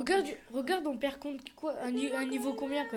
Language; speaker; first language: French; native; French